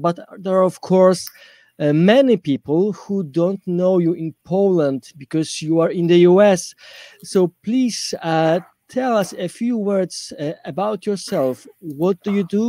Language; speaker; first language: English; non-native, fluent; Polish